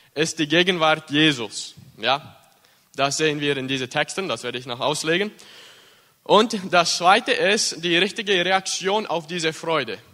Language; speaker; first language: German; early bilingual, heritage; English